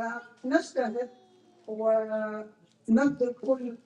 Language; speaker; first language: Arabic; native; Arabic